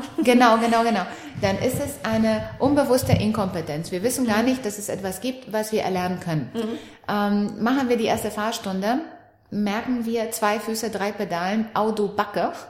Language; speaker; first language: German; early bilingual, other home language; Romanian